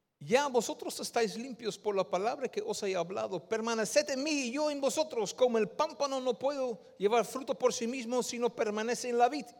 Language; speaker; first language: Spanish; non-native, fluent; Dutch